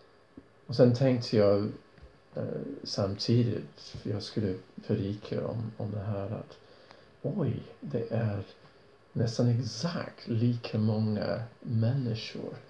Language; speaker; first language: Swedish; non-native, fluent; English